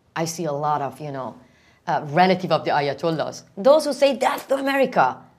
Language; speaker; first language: English; non-native, fluent; Persian